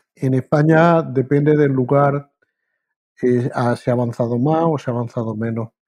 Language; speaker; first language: Spanish; native; Spanish